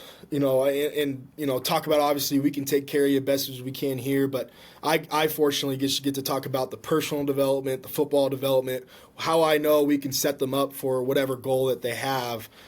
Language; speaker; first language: English; native; English